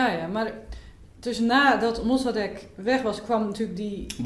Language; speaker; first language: Dutch; native; Dutch